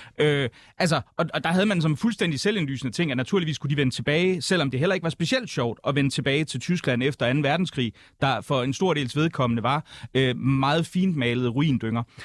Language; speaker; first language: Danish; native; Danish